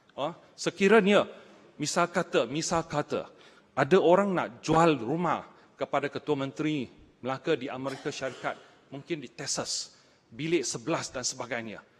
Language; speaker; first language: Malay; non-native, local second language; Chinese